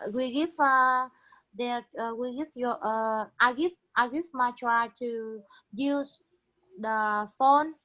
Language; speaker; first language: English; non-native, learner; Vietnamese